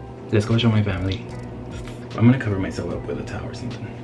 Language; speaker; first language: English; early bilingual, other home language; Spanish